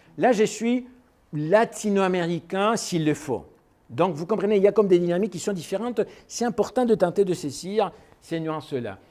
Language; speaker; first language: French; non-native, fluent; Spanish